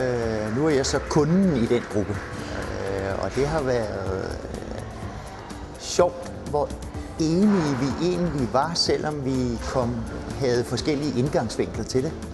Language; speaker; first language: Danish; native; Danish